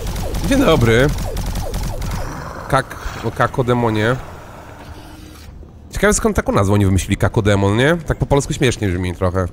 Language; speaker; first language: Polish; native; Polish